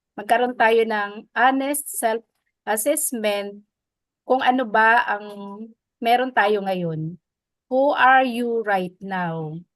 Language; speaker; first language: Filipino; non-native, local second language; Waray